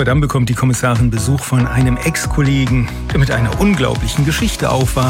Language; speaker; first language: German; native; German